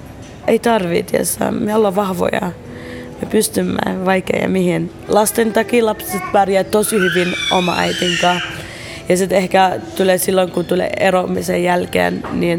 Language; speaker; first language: Finnish; early bilingual, other home language; Arabic